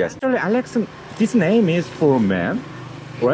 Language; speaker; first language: English; non-native, learner; Korean